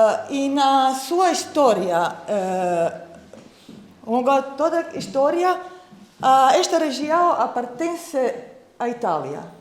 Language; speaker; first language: Portuguese; non-native, fluent; Croatian